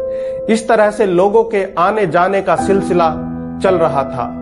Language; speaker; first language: Hindi; native; Hindi